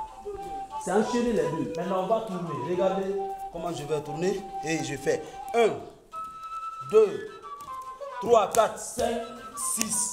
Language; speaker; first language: French; non-native, fluent; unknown